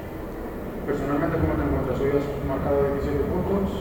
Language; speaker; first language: Spanish; native; Spanish